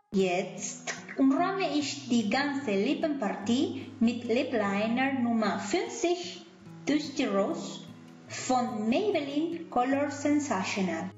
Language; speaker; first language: German; non-native, fluent; Spanish